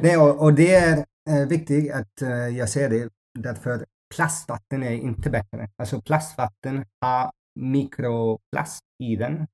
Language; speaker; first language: Swedish; non-native, learner; English